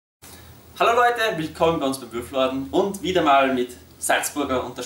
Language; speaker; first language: German; native; German